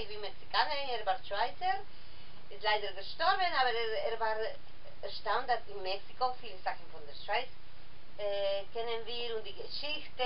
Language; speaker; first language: German; non-native, learner; Spanish